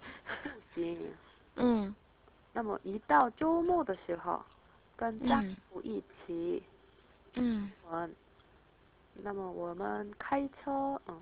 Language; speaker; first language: Chinese; non-native, learner; Korean